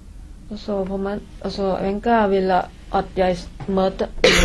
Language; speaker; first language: Norwegian; non-native, learner; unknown